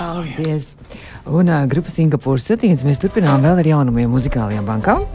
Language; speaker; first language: Latvian; native; Latvian